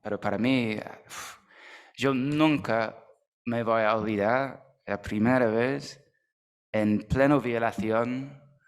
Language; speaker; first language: Spanish; non-native, fluent; English